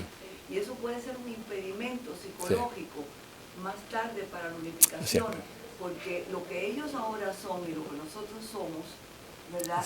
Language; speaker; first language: Spanish; native; Spanish